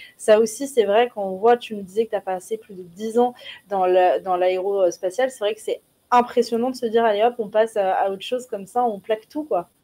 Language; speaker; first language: French; native; French